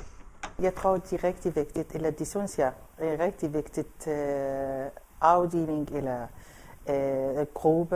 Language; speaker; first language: Danish; non-native, learner; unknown